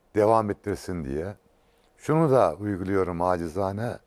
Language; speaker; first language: Turkish; native; Turkish